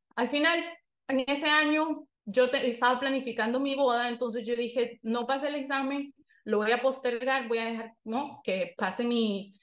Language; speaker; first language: Spanish; native; Spanish